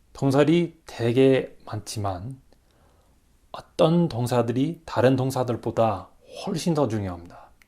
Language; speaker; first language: Korean; non-native, learner; English